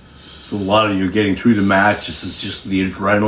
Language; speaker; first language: English; native; English